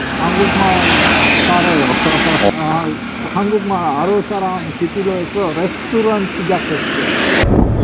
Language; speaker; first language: Korean; non-native, learner; Sinhala